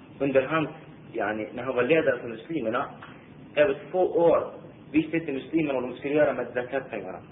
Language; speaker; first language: Swedish; non-native, fluent; Arabic